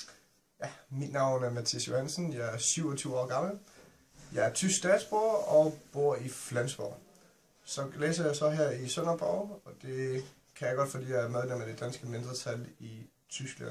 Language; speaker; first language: Danish; early bilingual, heritage; German